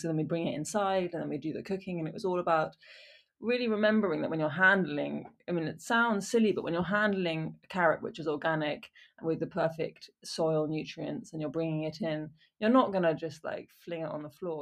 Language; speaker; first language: English; native; English